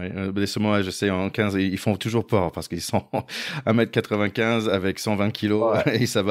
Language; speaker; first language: French; non-native, fluent; English